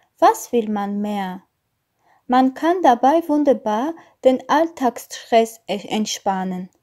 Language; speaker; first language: German; non-native, learner; Armenian